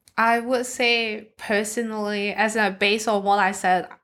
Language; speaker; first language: English; non-native, local second language; Cantonese